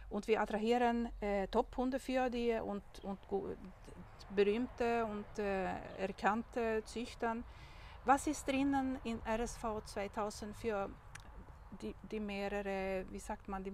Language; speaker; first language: German; non-native, learner; Swedish